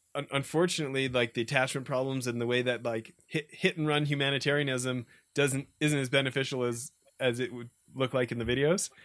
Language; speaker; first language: English; native; English